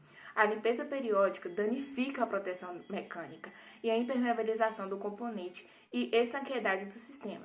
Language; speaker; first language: Portuguese; native; Portuguese